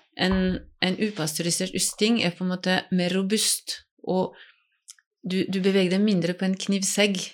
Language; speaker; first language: Norwegian; non-native, fluent; French